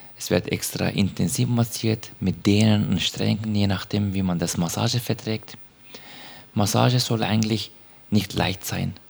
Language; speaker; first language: German; non-native, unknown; Turkish